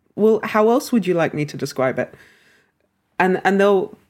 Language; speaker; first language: English; native; English